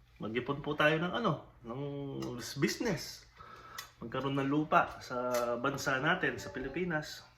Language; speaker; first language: Filipino; native; Filipino